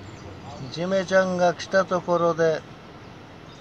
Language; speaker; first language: Japanese; native; Japanese